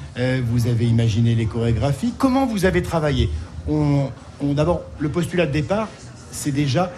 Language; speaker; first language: French; native; French